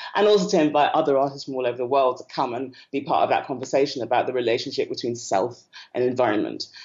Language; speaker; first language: English; native; English